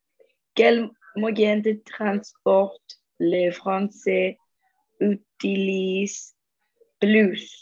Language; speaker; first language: French; non-native, learner; Spanish